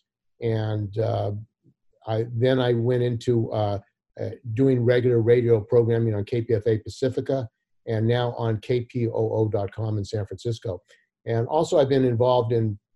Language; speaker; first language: English; native; English